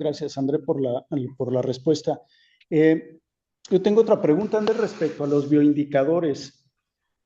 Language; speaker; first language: Spanish; native; Spanish